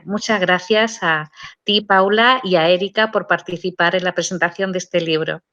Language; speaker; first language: Spanish; native; Spanish